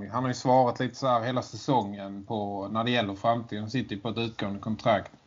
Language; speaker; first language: Swedish; native; Swedish